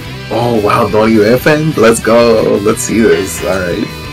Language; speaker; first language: English; non-native, local second language; Spanish